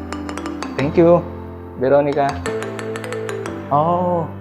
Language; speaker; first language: English; non-native, learner; Filipino